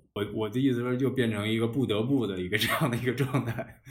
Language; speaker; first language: Chinese; native; Chinese